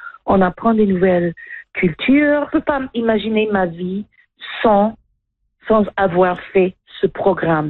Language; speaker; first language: French; non-native, local second language; English